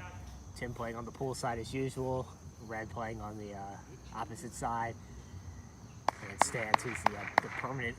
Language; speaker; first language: English; native; English